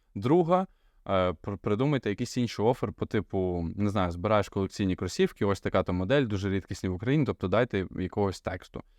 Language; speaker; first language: Ukrainian; non-native, local second language; Russian